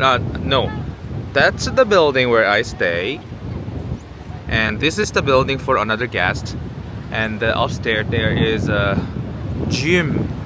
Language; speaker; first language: English; non-native, learner; Korean